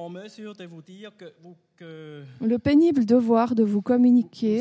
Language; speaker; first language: French; native; French